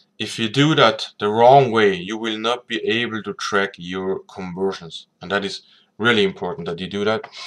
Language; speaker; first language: English; non-native, fluent; German